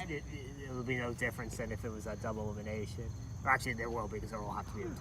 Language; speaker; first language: English; native; English